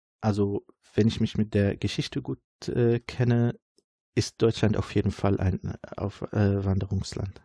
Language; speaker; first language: German; non-native, fluent; Arabic